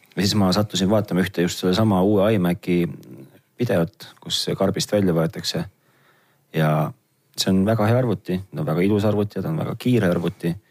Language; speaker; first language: Estonian; native; Estonian